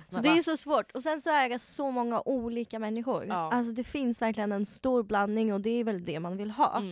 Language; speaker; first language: Swedish; early bilingual, other home language; Russian